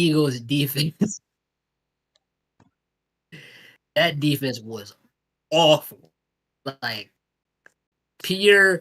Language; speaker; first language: English; native; English